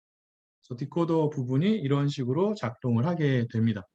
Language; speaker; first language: Korean; native; Korean